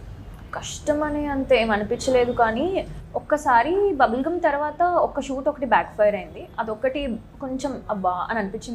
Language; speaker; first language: Telugu; native; Telugu